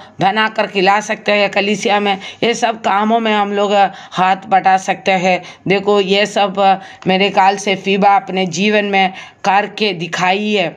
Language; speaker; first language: Hindi; non-native, local second language; Malayalam